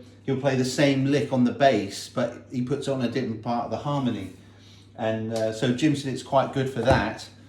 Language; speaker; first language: English; native; English